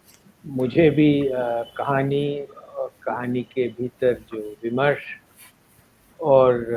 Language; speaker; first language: Hindi; non-native, local second language; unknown